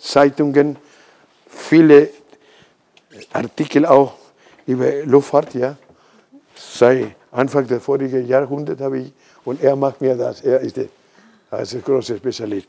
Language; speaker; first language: German; non-native, fluent; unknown